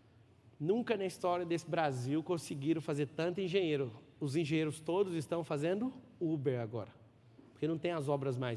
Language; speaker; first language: Portuguese; native; Portuguese